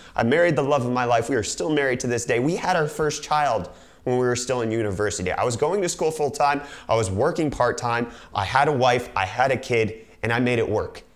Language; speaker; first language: English; native; English